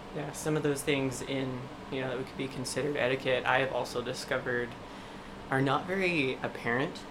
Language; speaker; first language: English; native; English